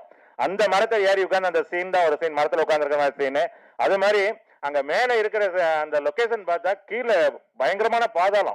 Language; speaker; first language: Tamil; native; Tamil